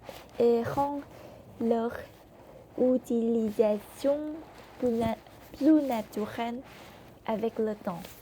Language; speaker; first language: French; non-native, learner; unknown